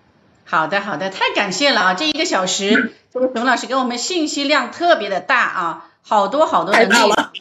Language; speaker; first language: Chinese; native; Chinese